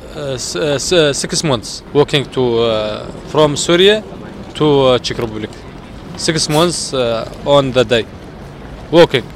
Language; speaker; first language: English; non-native, learner; Arabic